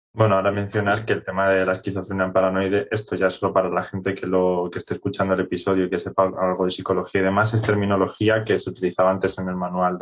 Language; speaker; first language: Spanish; native; Spanish